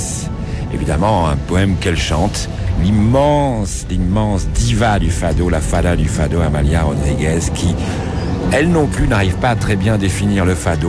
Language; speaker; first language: French; native; French